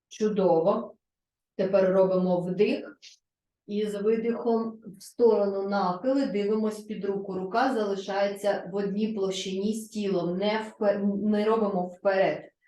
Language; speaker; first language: Ukrainian; non-native, local second language; Russian